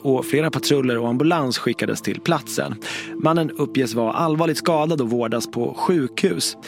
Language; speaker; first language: Swedish; native; Swedish